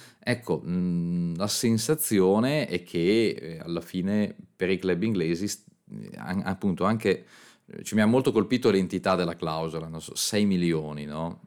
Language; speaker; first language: Italian; native; Italian